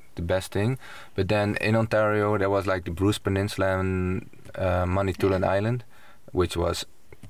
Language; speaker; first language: English; non-native, fluent; Dutch